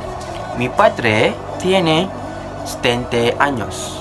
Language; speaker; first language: Spanish; non-native, learner; Malay